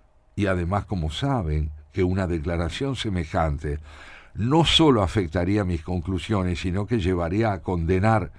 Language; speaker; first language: Spanish; native; Spanish